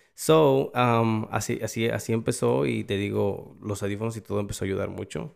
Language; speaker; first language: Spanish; early bilingual, heritage; Spanish